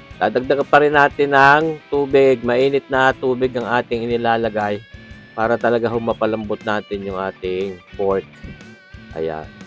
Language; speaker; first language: Filipino; native; Filipino